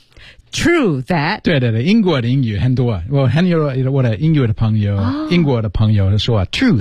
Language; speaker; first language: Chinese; non-native, fluent; English